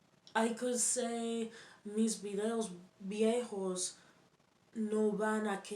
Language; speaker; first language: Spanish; non-native, learner; English